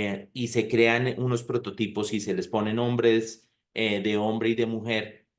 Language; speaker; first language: Spanish; native; Spanish